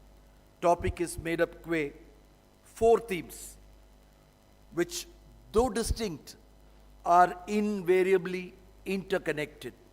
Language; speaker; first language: English; non-native, local second language; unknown